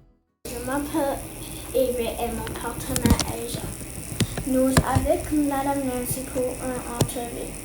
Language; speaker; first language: French; non-native, local second language; English